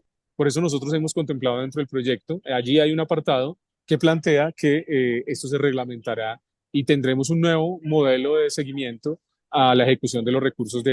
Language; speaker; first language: Spanish; native; Spanish